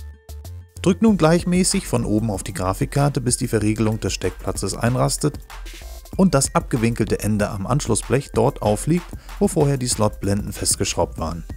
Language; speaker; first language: German; native; German